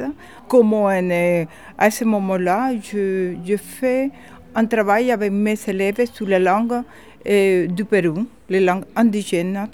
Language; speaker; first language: French; non-native, fluent; Spanish